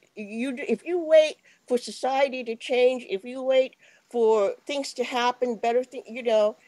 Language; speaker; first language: English; native; English